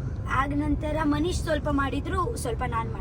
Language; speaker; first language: Kannada; non-native, local second language; Tulu